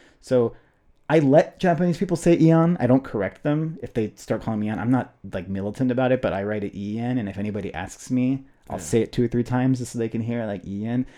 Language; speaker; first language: English; native; English